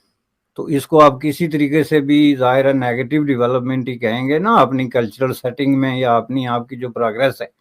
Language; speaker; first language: Urdu; native; Urdu